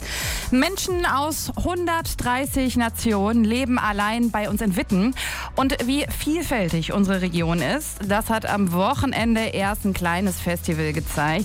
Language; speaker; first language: German; native; German